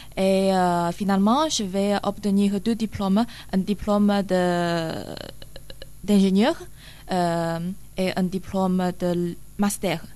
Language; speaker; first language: French; non-native, learner; Chinese